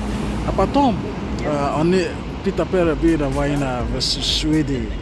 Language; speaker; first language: Russian; non-native, learner; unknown